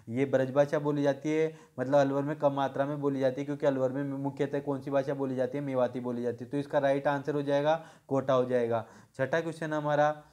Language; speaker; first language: Hindi; native; Hindi